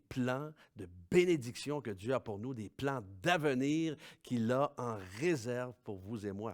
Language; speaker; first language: French; native; French